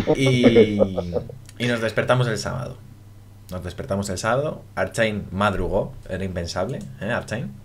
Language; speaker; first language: Spanish; native; Spanish